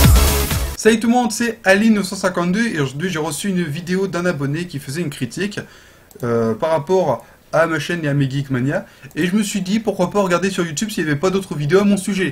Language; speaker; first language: French; native; French